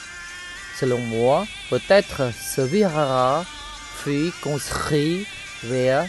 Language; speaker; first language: French; non-native, fluent; Khmer